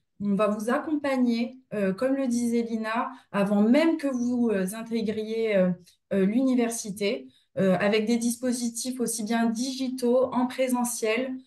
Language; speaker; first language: French; native; French